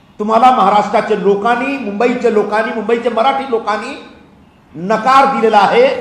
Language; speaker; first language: Marathi; non-native, local second language; Hindi